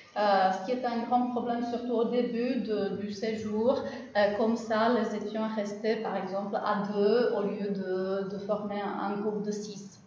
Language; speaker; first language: French; non-native, fluent; Czech